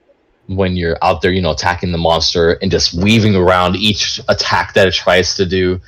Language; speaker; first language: English; native; English